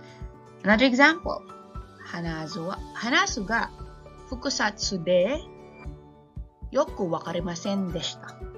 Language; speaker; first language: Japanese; non-native, fluent; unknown